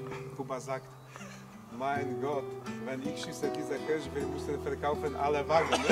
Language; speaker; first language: German; non-native, learner; Polish